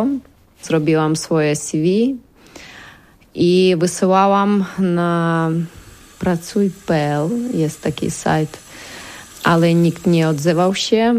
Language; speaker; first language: Polish; non-native, learner; Ukrainian